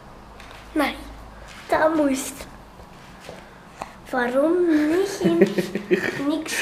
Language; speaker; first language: German; early bilingual, other home language; Persian